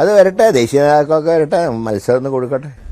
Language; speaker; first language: Malayalam; native; Malayalam